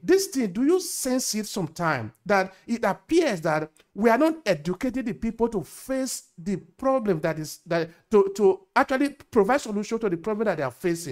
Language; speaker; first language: English; non-native, local second language; Bini